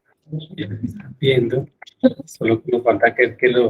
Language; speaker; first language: Spanish; native; Spanish